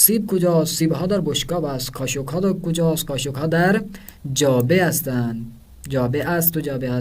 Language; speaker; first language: Persian; non-native, fluent; Urdu